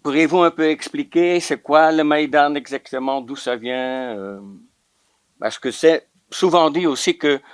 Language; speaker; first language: French; non-native, local second language; Dutch